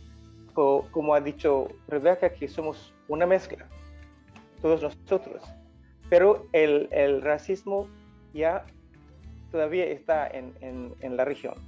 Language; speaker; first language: Spanish; non-native, fluent; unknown